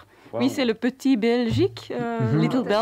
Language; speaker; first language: French; non-native, local second language; Dutch